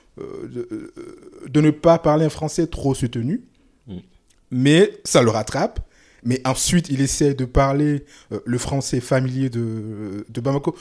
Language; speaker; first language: French; non-native, local second language; Soninke